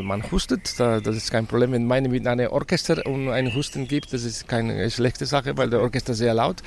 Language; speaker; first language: German; non-native, fluent; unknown